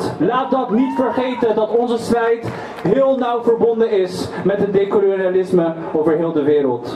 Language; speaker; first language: Dutch; early bilingual, other home language; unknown